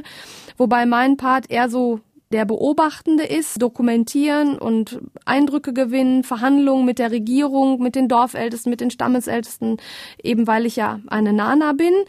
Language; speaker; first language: German; native; German